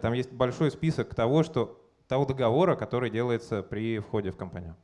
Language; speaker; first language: Russian; native; Russian